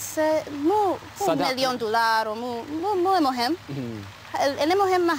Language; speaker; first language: Arabic; non-native, learner; English